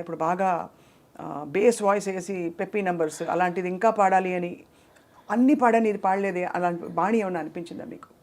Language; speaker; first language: Telugu; native; Telugu